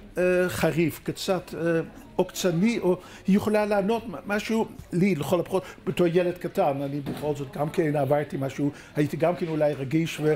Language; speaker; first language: Hebrew; non-native, fluent; Dutch